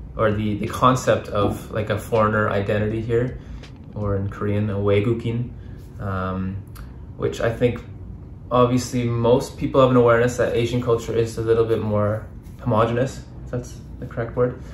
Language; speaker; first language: English; native; English